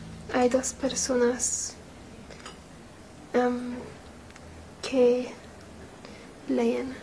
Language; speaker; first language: Spanish; non-native, learner; English